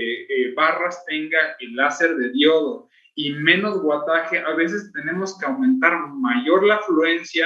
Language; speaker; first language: Spanish; native; Spanish